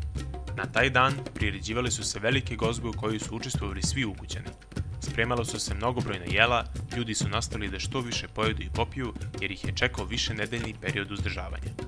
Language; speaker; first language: Serbian; native; Serbian